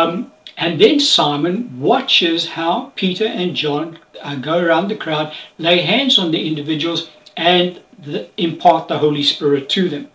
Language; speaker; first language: English; native; English